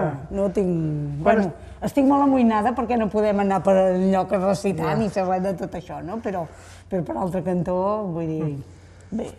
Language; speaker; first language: Catalan; native; Catalan